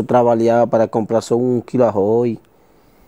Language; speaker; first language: Portuguese; non-native, learner; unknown